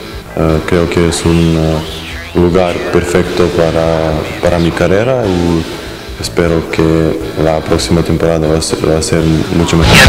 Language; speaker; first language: Spanish; non-native, fluent; Serbian